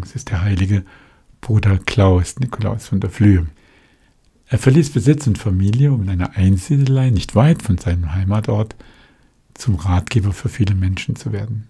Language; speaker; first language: German; native; German